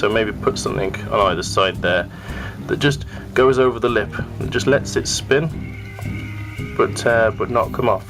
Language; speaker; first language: English; native; English